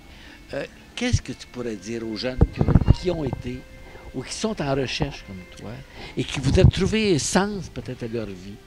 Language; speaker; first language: French; native; French